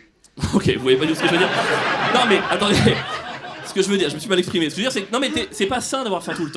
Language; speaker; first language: French; native; French